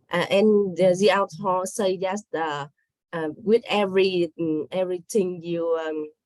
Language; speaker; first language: English; non-native, learner; Vietnamese